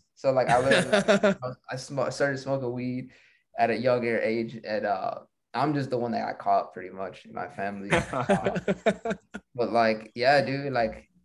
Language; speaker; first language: English; early bilingual, other home language; Spanish